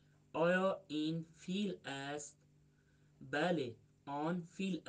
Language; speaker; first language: Persian; non-native, learner; Urdu